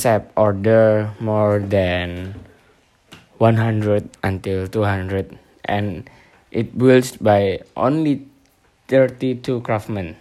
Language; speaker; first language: English; non-native, learner; Indonesian